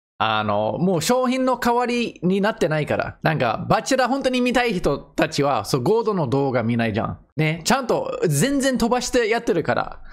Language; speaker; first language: Japanese; non-native, fluent; English